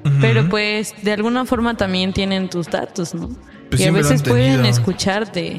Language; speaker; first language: Spanish; native; Spanish